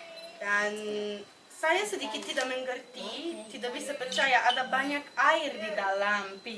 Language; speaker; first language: Indonesian; non-native, learner; Italian